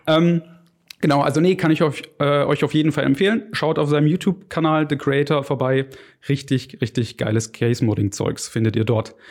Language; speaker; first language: German; native; German